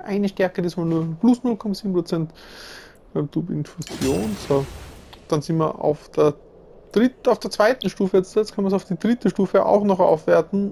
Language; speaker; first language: German; native; German